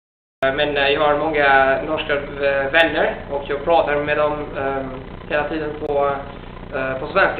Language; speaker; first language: Swedish; non-native, fluent; Italian